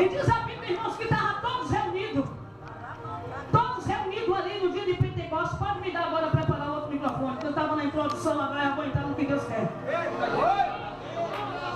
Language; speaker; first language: Portuguese; native; Portuguese